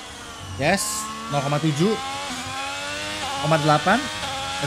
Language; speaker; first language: English; non-native, fluent; Indonesian